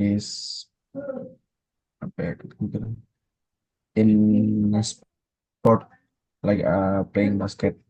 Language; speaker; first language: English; non-native, learner; Indonesian